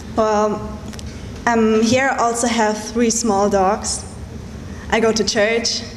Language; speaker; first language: English; non-native, fluent; German